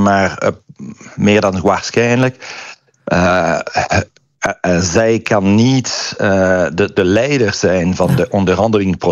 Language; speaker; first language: Dutch; non-native, local second language; French